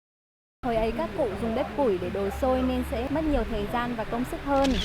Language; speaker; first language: Vietnamese; native; Vietnamese